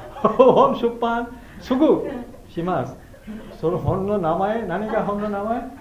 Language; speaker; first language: Japanese; non-native, fluent; Bangla